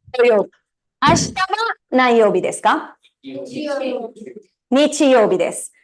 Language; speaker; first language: Japanese; non-native, fluent; Tamil